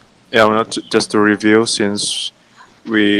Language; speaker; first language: English; non-native, fluent; Indonesian